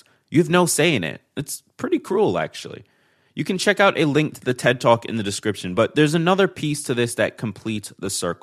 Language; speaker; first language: English; native; English